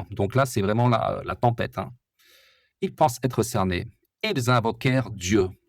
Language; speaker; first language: French; native; French